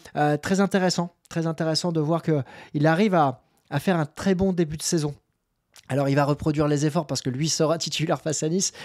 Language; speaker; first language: French; native; French